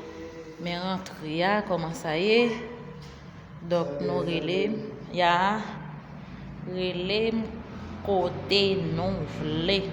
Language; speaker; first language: French; non-native, learner; Haitian Creole